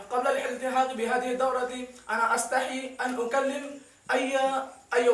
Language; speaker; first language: Arabic; non-native, learner; Urdu